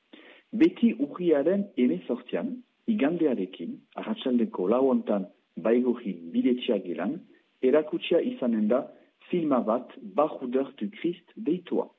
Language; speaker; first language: Basque; native; Basque